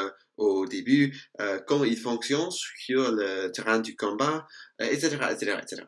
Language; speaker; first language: French; non-native, fluent; English